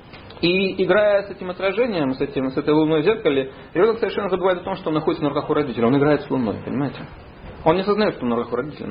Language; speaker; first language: Russian; native; Russian